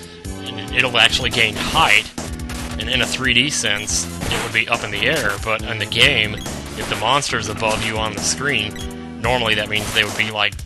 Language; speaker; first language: English; native; English